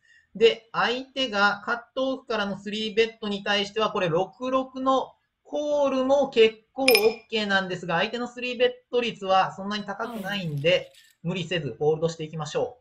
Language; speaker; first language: Japanese; native; Japanese